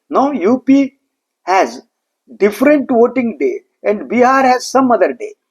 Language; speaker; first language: English; non-native, local second language; Kannada